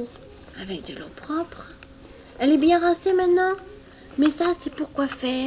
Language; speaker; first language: French; native; French